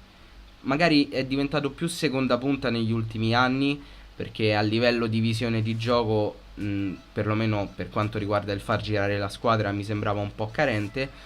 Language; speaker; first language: Italian; native; Italian